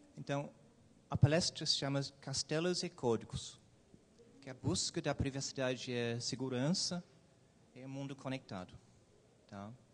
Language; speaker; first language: Portuguese; non-native, fluent; English